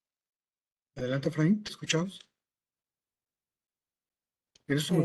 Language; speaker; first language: Spanish; native; Spanish